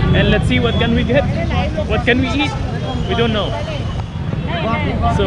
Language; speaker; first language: English; non-native, local second language; Filipino